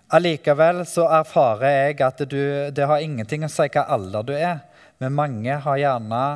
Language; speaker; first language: Norwegian; native; Norwegian